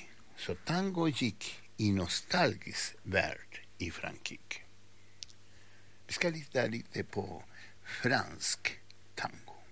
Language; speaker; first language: Swedish; non-native, fluent; Spanish